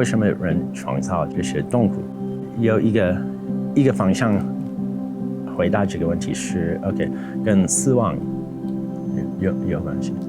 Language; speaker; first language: Chinese; non-native, fluent; English